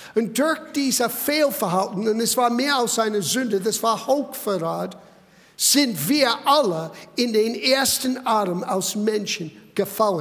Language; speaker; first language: German; non-native, fluent; English